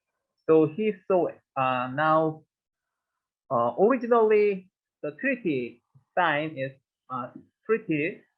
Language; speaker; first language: English; non-native, learner; Korean